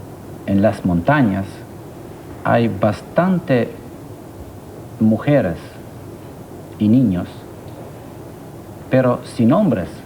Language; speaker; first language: Spanish; non-native, fluent; Albanian